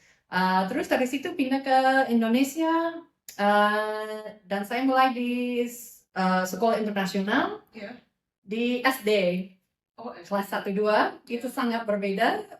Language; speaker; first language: Indonesian; non-native, fluent; English